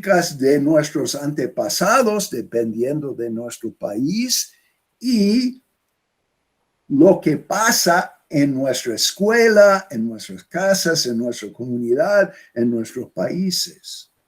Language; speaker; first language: Spanish; non-native, fluent; English